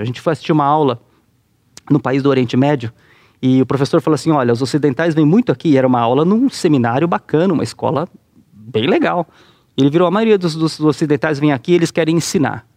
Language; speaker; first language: Portuguese; native; Portuguese